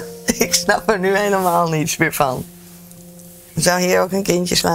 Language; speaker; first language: Dutch; native; Dutch